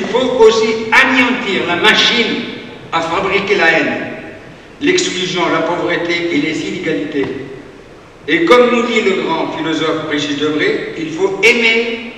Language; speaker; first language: French; native; French